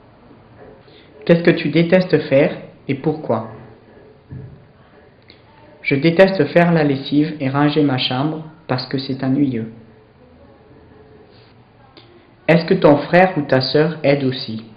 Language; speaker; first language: French; non-native, learner; English